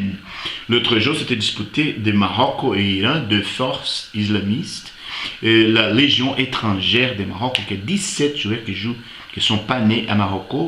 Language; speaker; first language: French; non-native, fluent; Portuguese